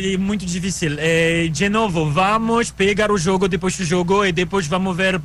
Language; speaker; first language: Portuguese; non-native, learner; French